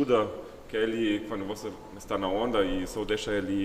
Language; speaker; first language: Portuguese; non-native, fluent; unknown